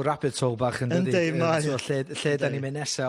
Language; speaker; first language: Welsh; native; Welsh